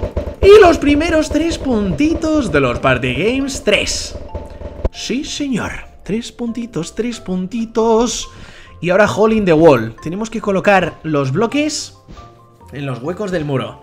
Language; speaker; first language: Spanish; native; Spanish